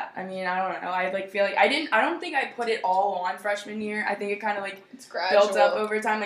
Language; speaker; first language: English; native; English